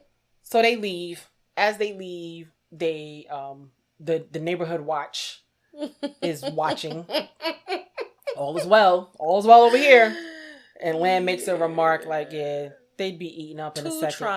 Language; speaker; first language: English; native; English